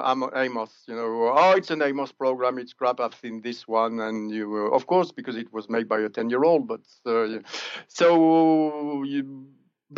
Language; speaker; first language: English; non-native, fluent; French